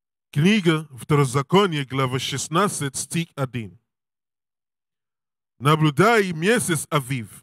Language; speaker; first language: Russian; non-native, learner; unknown